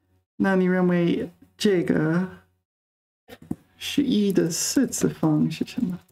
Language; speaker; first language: Chinese; non-native, fluent; English